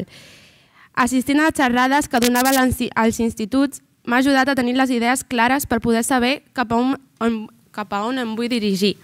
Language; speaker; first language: Catalan; early bilingual, other home language; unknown